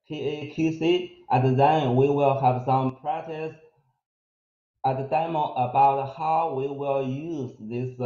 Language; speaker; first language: English; non-native, fluent; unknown